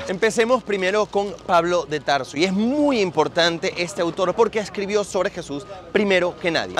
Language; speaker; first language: Spanish; native; Spanish